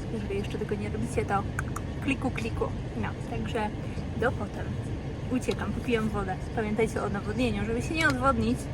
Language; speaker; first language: Polish; native; Polish